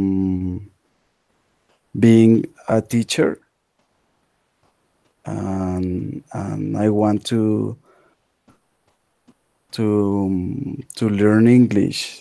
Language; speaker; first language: English; non-native, learner; Spanish